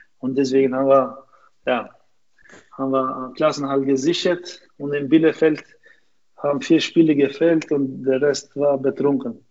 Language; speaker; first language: German; non-native, fluent; Albanian